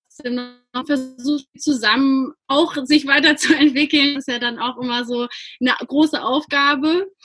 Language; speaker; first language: German; native; German